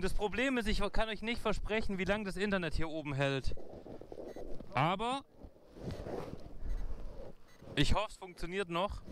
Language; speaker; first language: German; native; German